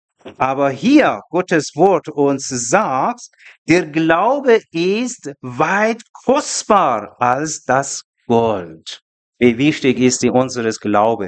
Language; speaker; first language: German; non-native, learner; Persian